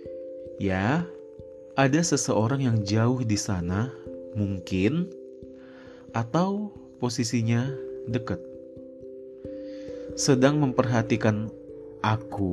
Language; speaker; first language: Indonesian; native; Indonesian